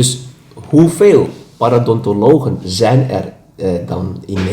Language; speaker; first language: Dutch; non-native, fluent; Indonesian